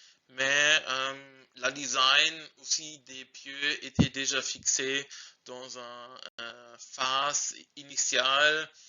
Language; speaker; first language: French; non-native, learner; German